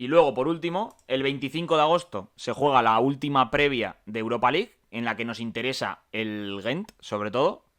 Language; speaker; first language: Spanish; native; Spanish